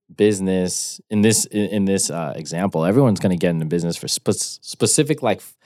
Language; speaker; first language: English; native; English